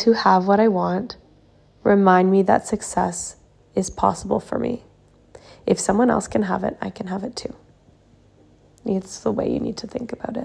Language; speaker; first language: English; native; English